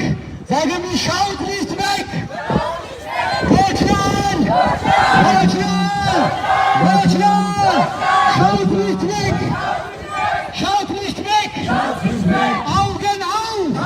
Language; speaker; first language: German; non-native, fluent; Amharic